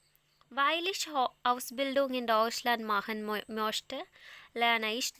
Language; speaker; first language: German; non-native, fluent; Malayalam